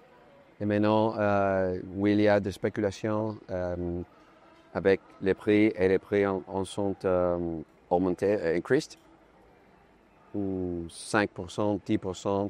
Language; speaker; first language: French; non-native, learner; Spanish